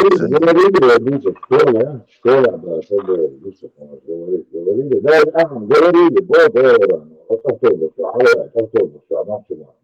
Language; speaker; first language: Russian; non-native, local second language; Chechen